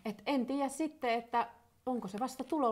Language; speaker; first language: Finnish; native; Finnish